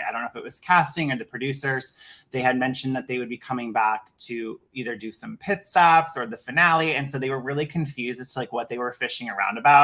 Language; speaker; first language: English; native; English